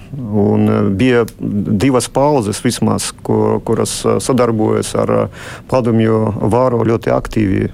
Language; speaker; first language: Latvian; non-native, local second language; Russian